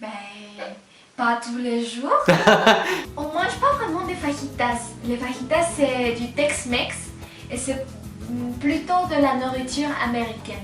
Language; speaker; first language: French; non-native, fluent; Spanish